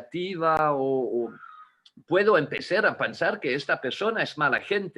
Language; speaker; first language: Spanish; non-native, fluent; French